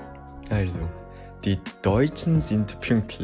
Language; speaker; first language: German; non-native, fluent; Korean